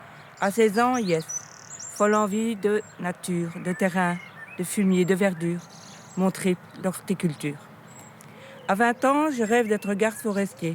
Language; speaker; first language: French; native; French